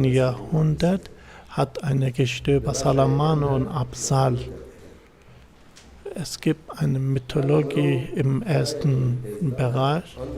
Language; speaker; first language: German; non-native, fluent; Kurdish